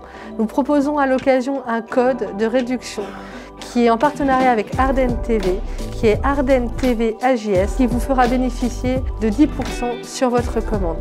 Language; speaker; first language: French; native; French